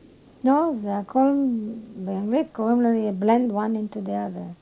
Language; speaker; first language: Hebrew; non-native, fluent; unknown